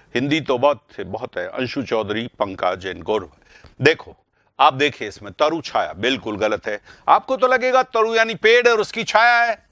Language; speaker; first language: Hindi; native; Hindi